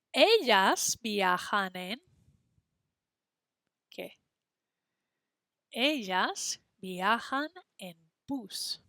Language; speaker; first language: Spanish; non-native, fluent; English